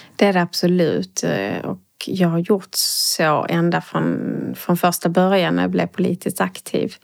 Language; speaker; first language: Swedish; native; Swedish